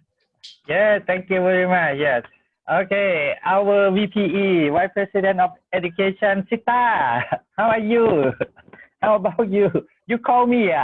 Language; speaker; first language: English; non-native, learner; Thai